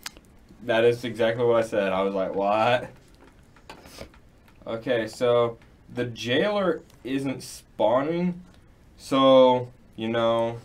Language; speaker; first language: English; native; English